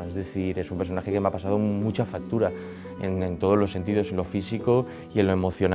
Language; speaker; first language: Spanish; native; Spanish